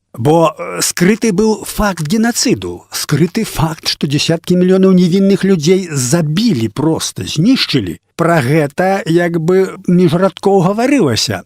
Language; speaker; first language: Belarusian; native; Belarusian